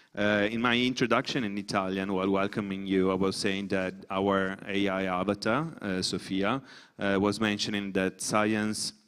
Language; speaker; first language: English; non-native, fluent; Italian